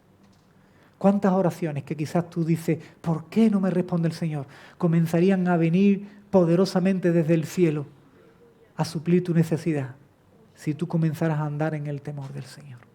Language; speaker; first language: Spanish; native; Spanish